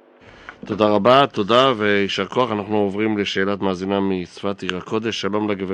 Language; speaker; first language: Hebrew; native; Hebrew